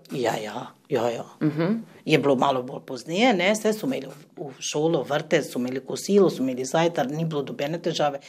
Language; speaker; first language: Slovenian; non-native, fluent; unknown